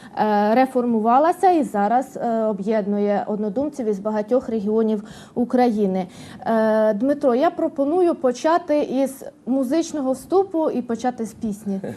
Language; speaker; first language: Ukrainian; native; Ukrainian